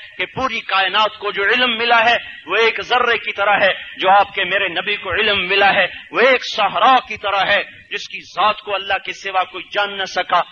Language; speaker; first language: Urdu; native; Urdu